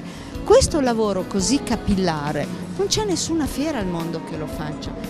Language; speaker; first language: Italian; native; Italian